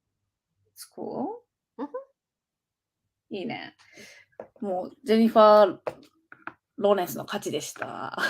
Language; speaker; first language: Japanese; native; Japanese